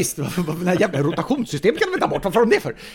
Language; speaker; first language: Swedish; native; Swedish